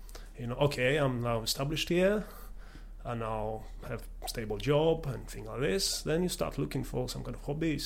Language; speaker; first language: English; non-native, fluent; Latvian